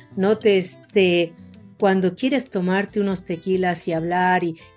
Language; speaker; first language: Spanish; native; Spanish